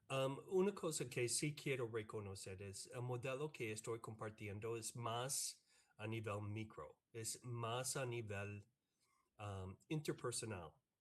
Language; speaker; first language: Spanish; non-native, fluent; English